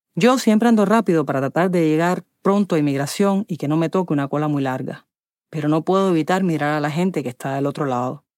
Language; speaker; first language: Spanish; native; Spanish